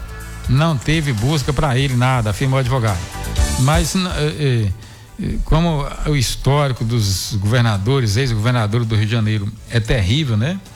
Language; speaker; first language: Portuguese; native; Portuguese